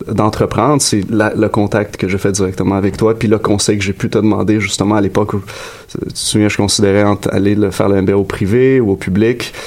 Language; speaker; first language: French; native; French